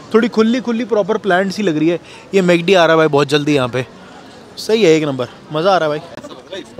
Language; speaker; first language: Hindi; native; Hindi